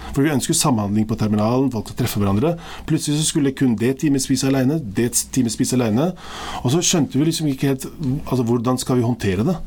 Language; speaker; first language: Norwegian; early bilingual, other home language; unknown